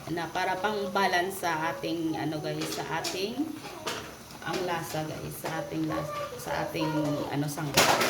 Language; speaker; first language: Filipino; non-native, local second language; Hiligaynon